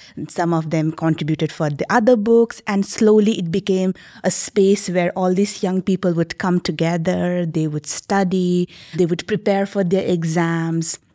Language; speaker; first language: English; non-native, local second language; Nepali